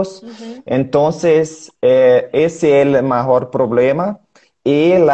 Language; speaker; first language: Spanish; non-native, learner; Portuguese